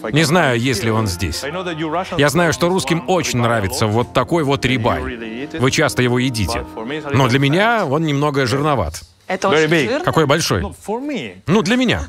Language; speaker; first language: Russian; non-native, fluent; Spanish